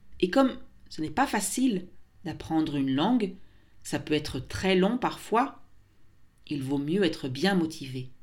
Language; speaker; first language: French; native; French